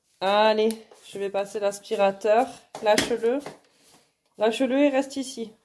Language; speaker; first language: French; native; French